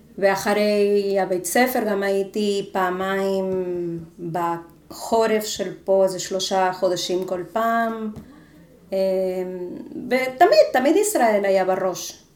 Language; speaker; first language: Hebrew; non-native, fluent; Spanish